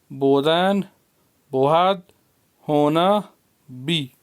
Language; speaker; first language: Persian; non-native, fluent; Urdu